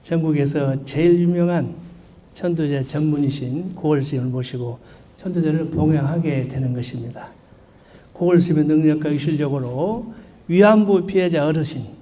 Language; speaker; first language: Korean; native; Korean